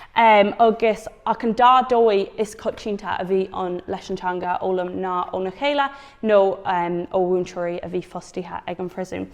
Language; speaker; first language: Irish; non-native, local second language; English